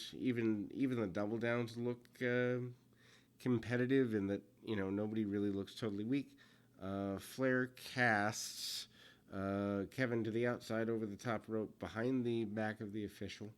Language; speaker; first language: English; native; English